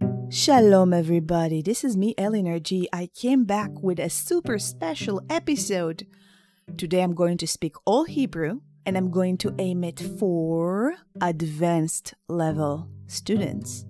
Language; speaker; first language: English; non-native, fluent; Hebrew